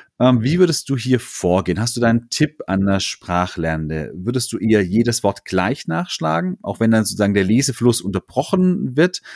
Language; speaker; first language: German; native; German